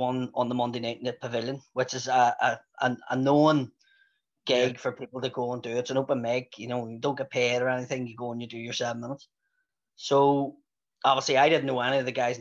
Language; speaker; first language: English; native; English